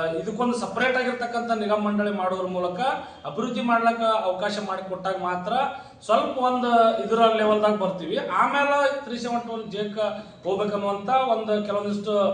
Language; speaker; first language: Kannada; native; Kannada